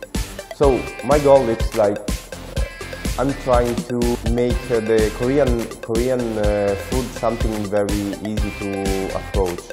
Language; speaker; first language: English; non-native, fluent; Italian